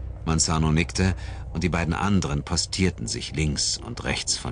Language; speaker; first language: German; native; German